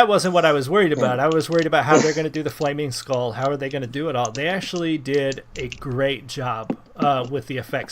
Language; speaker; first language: English; native; English